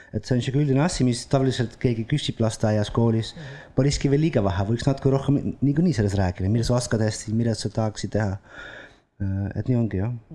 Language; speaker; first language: Estonian; non-native, fluent; Dutch